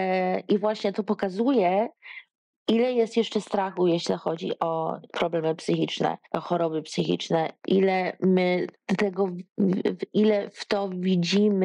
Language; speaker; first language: Polish; early bilingual, heritage; Polish